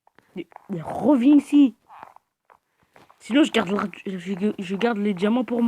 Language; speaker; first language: French; native; French